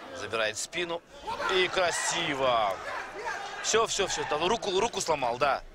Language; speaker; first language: Russian; non-native, local second language; Kyrgyz